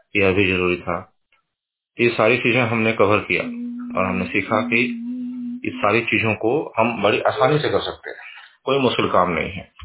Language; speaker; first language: Hindi; native; Hindi